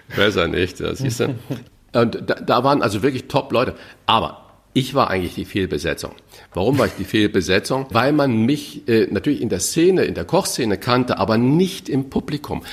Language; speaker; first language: German; native; German